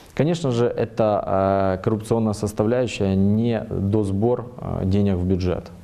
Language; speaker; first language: Russian; native; Russian